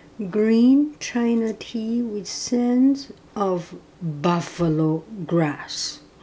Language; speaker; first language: English; non-native, fluent; Chinese